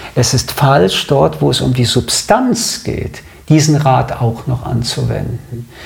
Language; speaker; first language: German; early bilingual, other home language; French